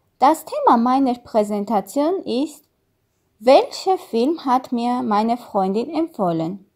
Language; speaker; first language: German; non-native, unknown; Russian